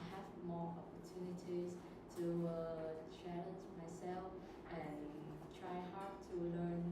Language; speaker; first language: English; non-native, learner; Vietnamese